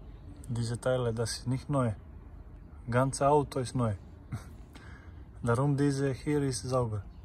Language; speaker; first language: German; non-native, learner; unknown